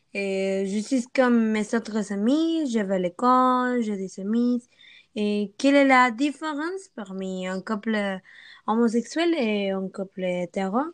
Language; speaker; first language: French; non-native, learner; Spanish